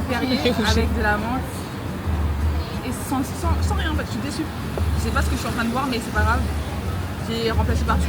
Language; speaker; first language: French; native; French